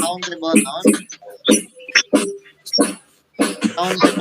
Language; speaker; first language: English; non-native, learner; Indonesian